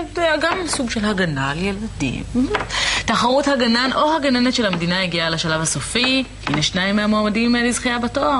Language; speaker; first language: Hebrew; native; Hebrew